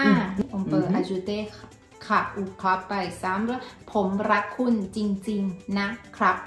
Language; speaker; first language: French; non-native, learner; Thai